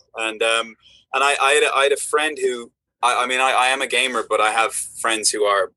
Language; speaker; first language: English; native; English